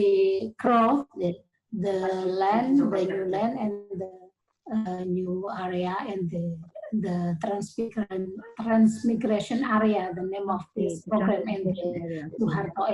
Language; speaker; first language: English; non-native, learner; Indonesian